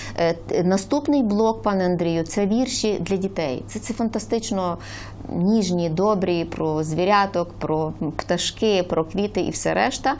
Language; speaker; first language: Ukrainian; native; Ukrainian